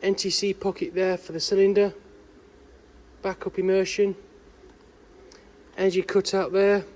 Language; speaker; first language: English; native; English